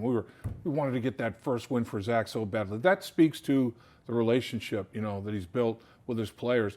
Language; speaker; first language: English; native; English